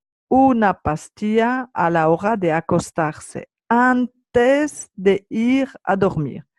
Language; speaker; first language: Spanish; non-native, learner; French